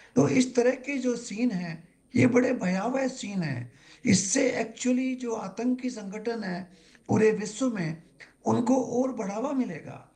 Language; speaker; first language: Hindi; native; Hindi